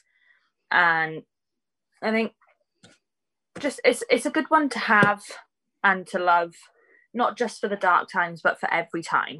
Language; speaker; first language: English; native; English